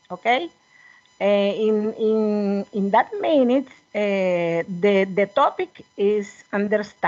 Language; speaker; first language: English; non-native, learner; Spanish